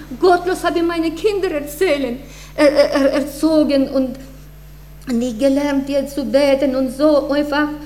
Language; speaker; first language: German; non-native, fluent; Russian